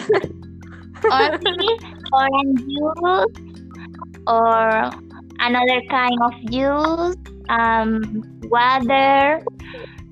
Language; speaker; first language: English; non-native, fluent; Spanish